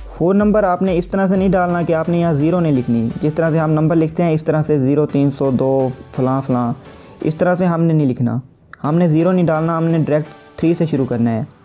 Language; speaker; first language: Urdu; native; Urdu